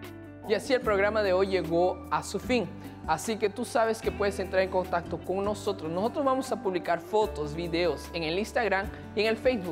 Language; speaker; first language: Spanish; native; Spanish